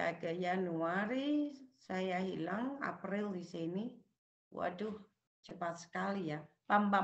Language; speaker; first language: Indonesian; non-native, local second language; Javanese